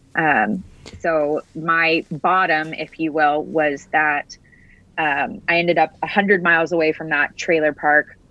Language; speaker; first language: English; native; English